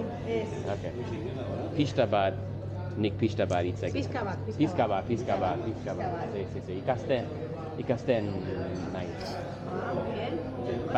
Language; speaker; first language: Basque; non-native, learner; English